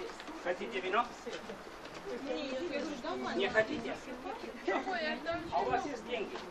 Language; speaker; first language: Russian; non-native, fluent; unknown